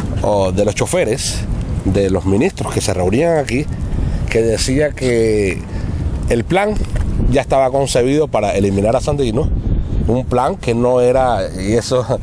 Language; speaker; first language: Spanish; native; Spanish